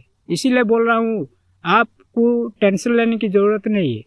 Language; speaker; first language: Hindi; non-native, local second language; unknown